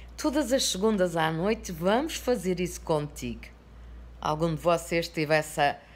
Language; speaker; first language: Portuguese; native; Portuguese